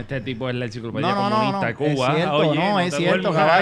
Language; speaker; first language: Spanish; native; Spanish